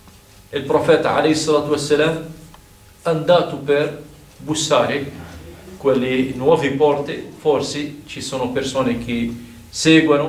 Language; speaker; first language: Italian; non-native, fluent; Arabic